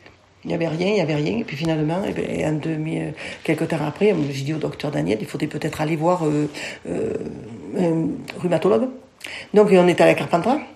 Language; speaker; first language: French; native; French